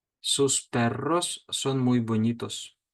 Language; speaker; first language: Spanish; non-native, fluent; Ukrainian